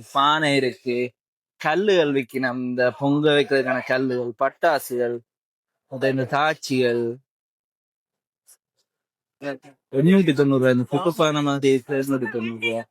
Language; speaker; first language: Tamil; native; Tamil